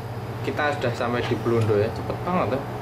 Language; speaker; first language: Indonesian; native; Indonesian